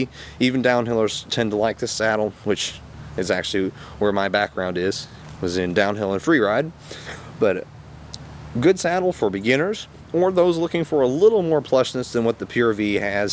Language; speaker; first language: English; native; English